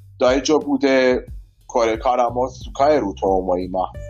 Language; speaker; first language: Japanese; non-native, learner; Persian